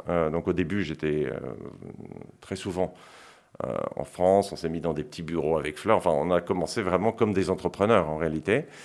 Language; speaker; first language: French; early bilingual, other home language; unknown